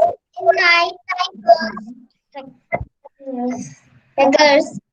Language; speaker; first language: English; non-native, learner; Hindi